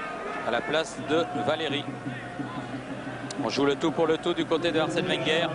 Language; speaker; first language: French; native; French